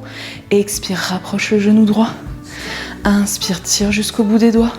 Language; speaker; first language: French; native; French